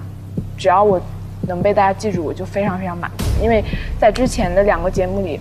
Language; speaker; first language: Chinese; native; Chinese